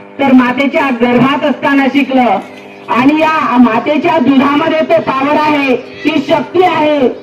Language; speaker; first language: Marathi; non-native, local second language; Lambadi